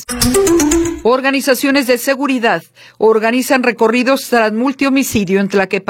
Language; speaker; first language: Spanish; native; Spanish